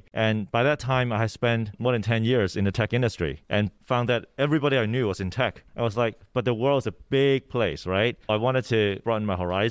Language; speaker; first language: English; early bilingual, other home language; Cantonese